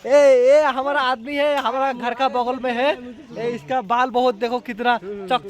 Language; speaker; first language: Hindi; non-native, local second language; Bangla